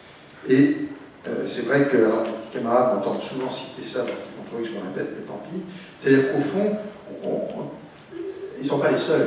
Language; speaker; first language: French; native; French